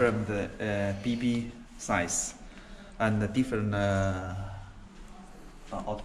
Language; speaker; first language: English; non-native, learner; Chinese